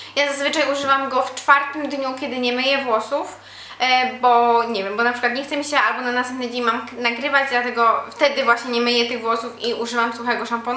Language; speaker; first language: Polish; native; Polish